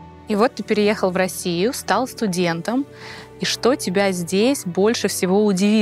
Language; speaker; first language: Russian; native; Russian